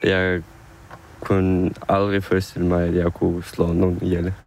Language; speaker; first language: Danish; non-native, fluent; Ukrainian